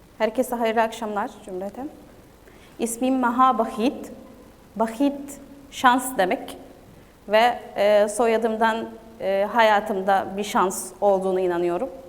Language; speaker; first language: Turkish; non-native, fluent; Arabic